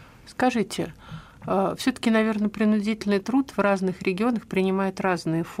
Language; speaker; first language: Russian; native; Russian